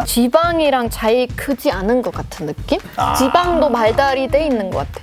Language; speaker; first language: Korean; non-native, fluent; German